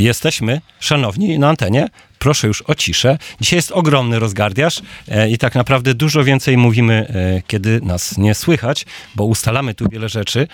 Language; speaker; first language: Polish; native; Polish